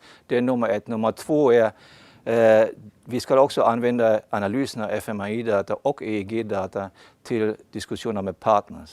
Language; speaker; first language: Swedish; non-native, fluent; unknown